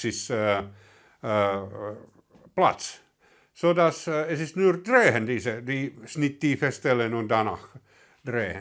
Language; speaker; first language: German; non-native, learner; Finnish